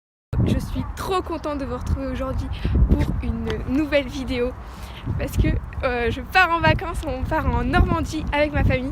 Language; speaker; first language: French; native; French